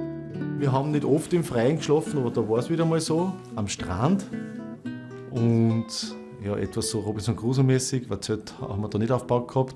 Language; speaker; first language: German; native; German